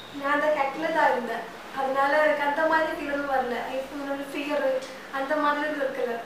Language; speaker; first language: Tamil; non-native, learner; Malayalam